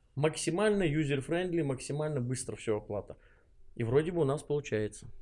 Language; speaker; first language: Russian; non-native, local second language; Chechen